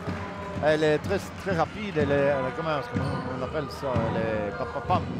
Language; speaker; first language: French; native; French